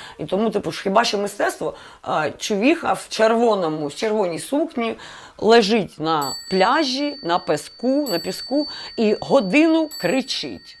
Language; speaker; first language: Ukrainian; non-native, local second language; Russian